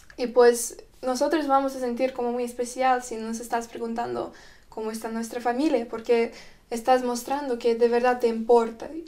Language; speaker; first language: Spanish; non-native, fluent; Russian